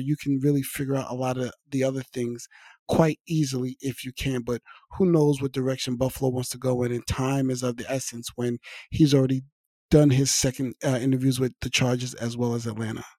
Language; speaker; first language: English; native; English